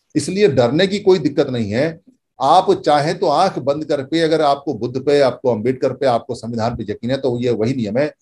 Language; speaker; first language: Hindi; native; Hindi